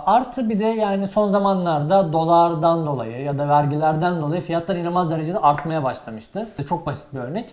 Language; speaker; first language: Turkish; native; Turkish